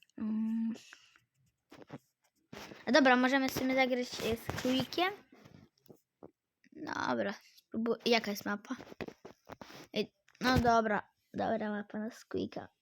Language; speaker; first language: Polish; native; Polish